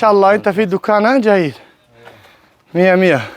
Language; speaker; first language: Arabic; non-native, learner; Tajik